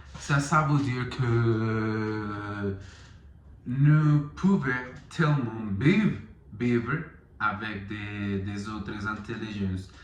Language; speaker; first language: French; non-native, learner; Spanish